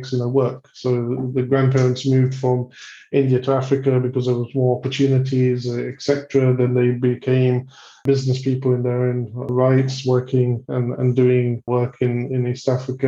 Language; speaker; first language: English; native; English